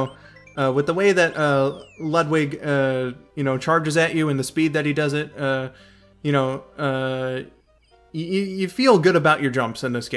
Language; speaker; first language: English; native; English